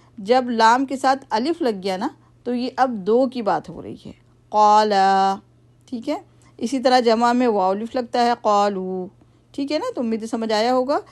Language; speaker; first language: Urdu; native; Urdu